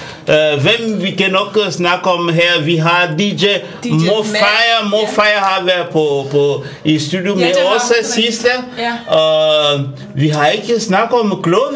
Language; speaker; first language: Danish; non-native, learner; French